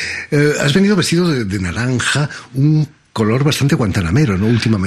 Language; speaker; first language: Spanish; native; Spanish